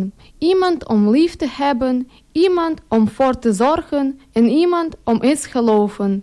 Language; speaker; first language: Dutch; non-native, learner; Ukrainian